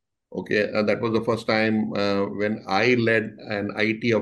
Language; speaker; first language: English; non-native, local second language; Hindi